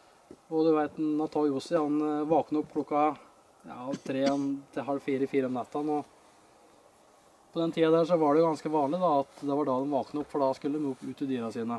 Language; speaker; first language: Norwegian; native; Norwegian